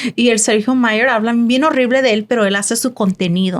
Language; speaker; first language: Spanish; early bilingual, heritage; Spanish